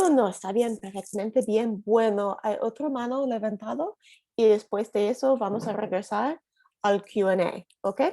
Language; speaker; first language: Spanish; non-native, learner; English